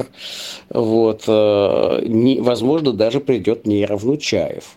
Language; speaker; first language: Russian; native; Russian